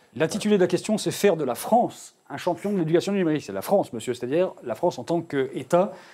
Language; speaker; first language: French; native; French